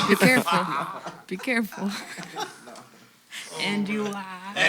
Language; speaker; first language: English; native; English